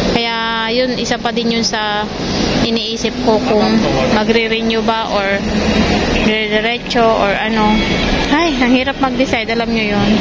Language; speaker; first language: Filipino; native; Filipino